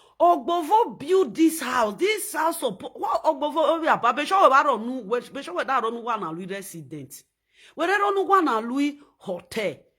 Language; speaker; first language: Nigerian Pidgin; native; Nigerian Pidgin